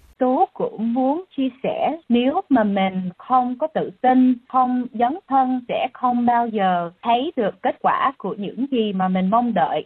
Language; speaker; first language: Vietnamese; early bilingual, heritage; Vietnamese